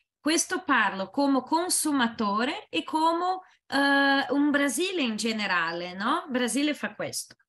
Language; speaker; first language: Italian; non-native, learner; Portuguese